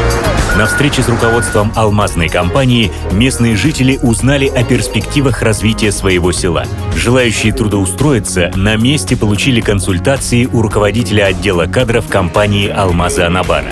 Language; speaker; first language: Russian; native; Russian